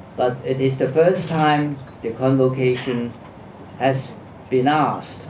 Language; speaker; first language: English; non-native, local second language; Cantonese